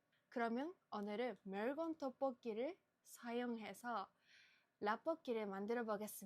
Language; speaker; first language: Korean; non-native, fluent; Japanese